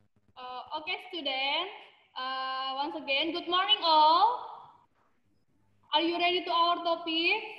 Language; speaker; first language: English; non-native, learner; Indonesian